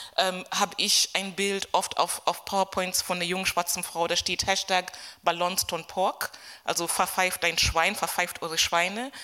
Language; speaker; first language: German; non-native, fluent; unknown